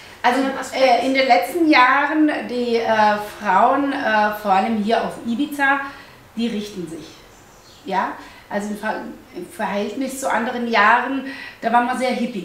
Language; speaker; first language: German; early bilingual, other home language; Italian